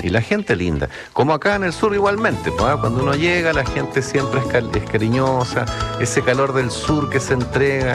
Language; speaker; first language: Spanish; native; Spanish